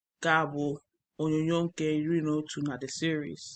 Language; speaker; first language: Igbo; non-native, learner; English